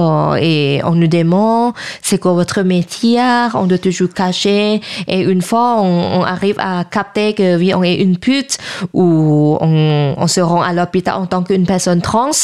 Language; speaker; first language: French; non-native, fluent; Thai